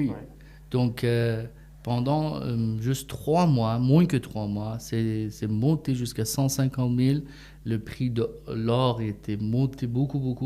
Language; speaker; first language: French; non-native, fluent; Persian